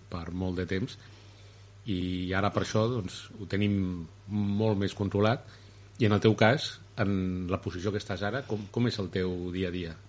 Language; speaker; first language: Catalan; native; Catalan